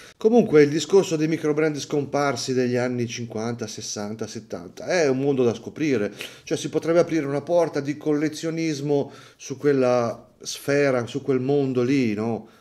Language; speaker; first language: Italian; native; Italian